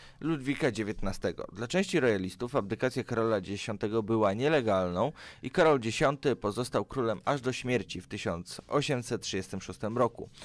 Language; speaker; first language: Polish; native; Polish